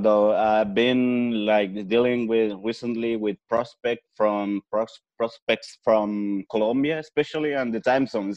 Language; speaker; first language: English; non-native, fluent; Spanish